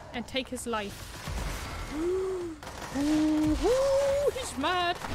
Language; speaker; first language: English; non-native, fluent; German